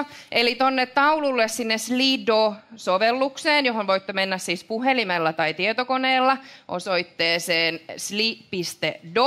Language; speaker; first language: Finnish; native; Finnish